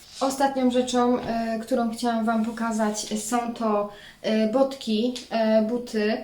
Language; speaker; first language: Polish; native; Polish